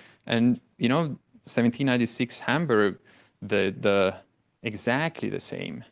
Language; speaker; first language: English; non-native, fluent; Italian